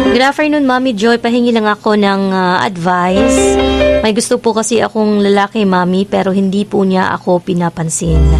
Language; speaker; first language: Filipino; non-native, local second language; Cebuano